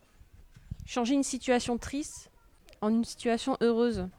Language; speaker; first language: French; native; French